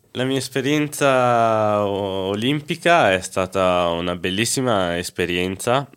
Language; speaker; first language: Italian; native; Italian